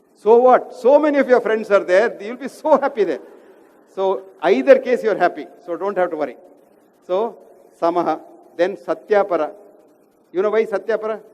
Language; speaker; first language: English; non-native, local second language; Kannada